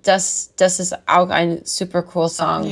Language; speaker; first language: German; non-native, learner; English